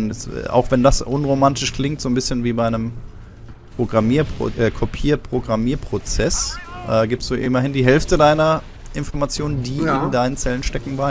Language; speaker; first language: German; native; German